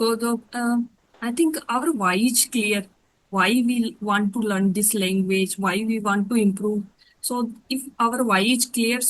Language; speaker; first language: English; non-native, learner; Hindi